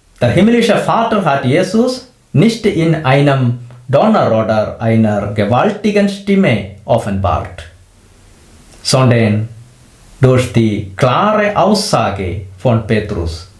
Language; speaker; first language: German; non-native, fluent; Malayalam